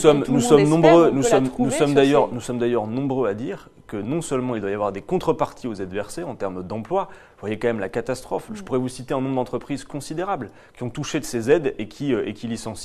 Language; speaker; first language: French; native; French